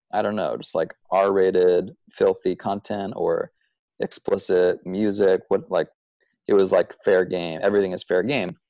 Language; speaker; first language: English; native; English